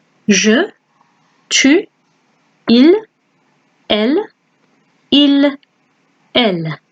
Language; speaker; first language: French; non-native, fluent; English